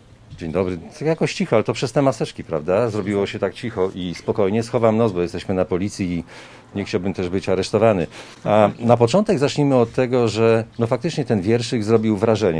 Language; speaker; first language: Polish; native; Polish